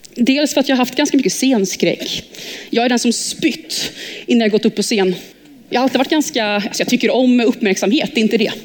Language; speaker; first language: Swedish; early bilingual, heritage; Swedish